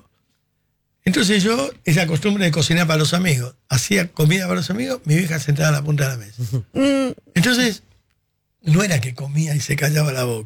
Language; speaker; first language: Spanish; native; Spanish